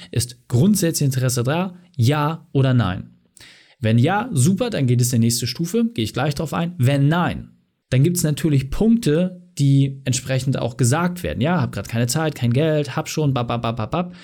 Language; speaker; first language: German; native; German